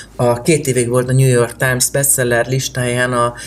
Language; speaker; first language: Hungarian; native; Hungarian